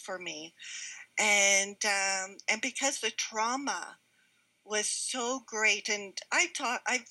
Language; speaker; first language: English; native; English